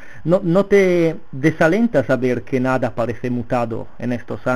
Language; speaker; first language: Spanish; non-native, fluent; Italian